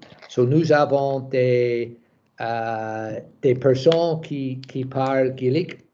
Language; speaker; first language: French; non-native, learner; English